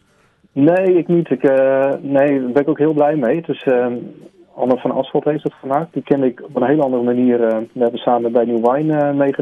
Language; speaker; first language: Dutch; native; Dutch